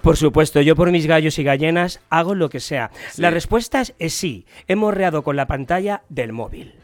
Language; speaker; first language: Spanish; native; Spanish